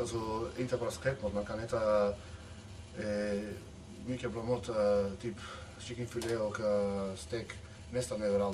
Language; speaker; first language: Swedish; non-native, fluent; Macedonian